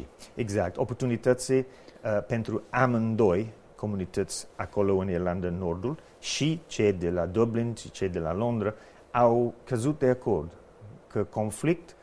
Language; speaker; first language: Romanian; non-native, fluent; English